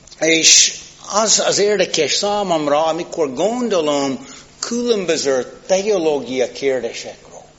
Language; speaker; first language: Hungarian; non-native, fluent; English